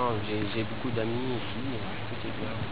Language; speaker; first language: French; non-native, local second language; Arabic